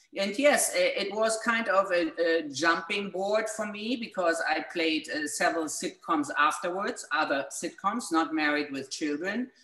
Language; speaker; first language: English; non-native, fluent; German